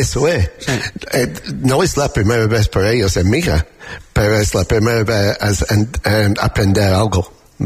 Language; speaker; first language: Spanish; non-native, learner; English